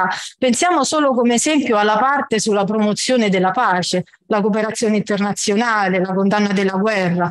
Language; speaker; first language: Italian; native; Italian